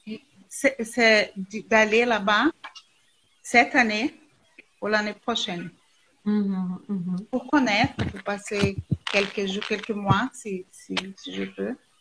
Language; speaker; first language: French; non-native, learner; Portuguese